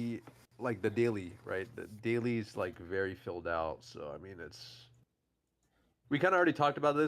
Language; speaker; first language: English; native; English